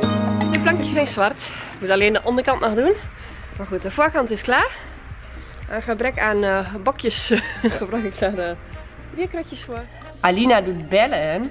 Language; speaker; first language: Dutch; native; Dutch